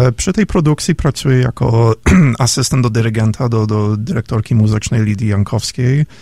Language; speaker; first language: Polish; early bilingual, heritage; Polish